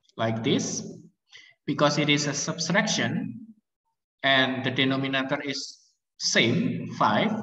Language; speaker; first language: English; non-native, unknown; Indonesian